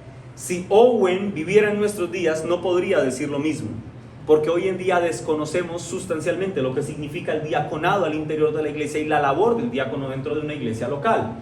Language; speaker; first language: Spanish; native; Spanish